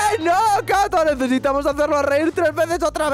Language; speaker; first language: Spanish; native; Spanish